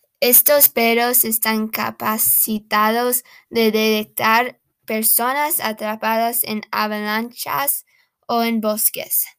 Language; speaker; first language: Spanish; non-native, learner; English